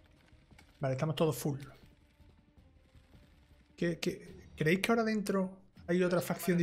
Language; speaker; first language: Spanish; native; Spanish